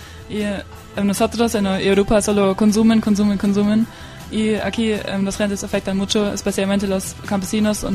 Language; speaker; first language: Spanish; non-native, learner; German